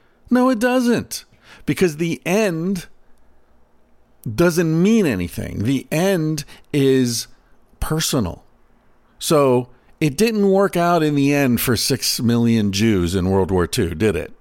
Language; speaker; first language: English; native; English